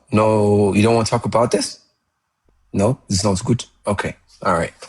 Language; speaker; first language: English; non-native, fluent; Amharic